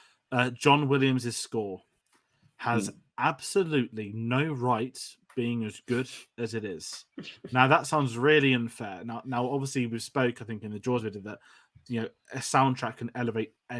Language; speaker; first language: English; native; English